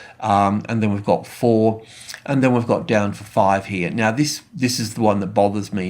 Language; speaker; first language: English; native; English